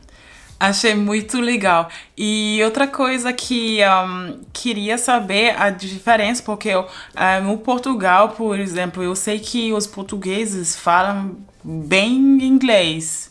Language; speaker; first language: Portuguese; non-native, fluent; German